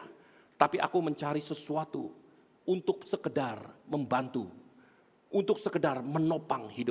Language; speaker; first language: Indonesian; native; Indonesian